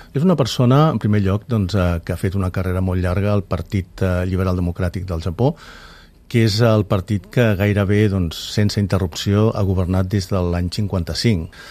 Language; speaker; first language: Catalan; native; Catalan